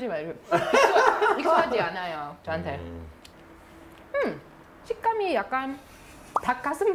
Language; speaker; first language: Korean; non-native, learner; English